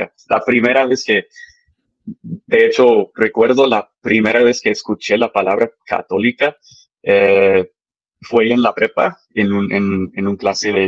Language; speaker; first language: Spanish; early bilingual, heritage; English